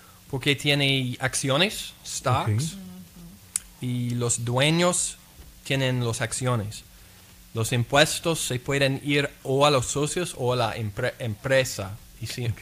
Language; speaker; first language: Spanish; non-native, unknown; English